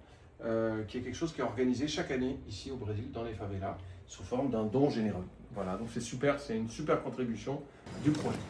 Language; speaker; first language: French; native; French